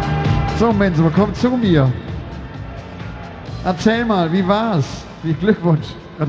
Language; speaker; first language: German; native; German